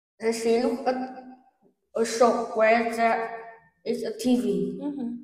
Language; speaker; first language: English; non-native, learner; Vietnamese